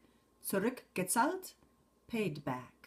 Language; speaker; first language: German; non-native, fluent; English